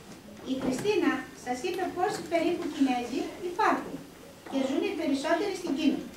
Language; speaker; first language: Greek; native; Greek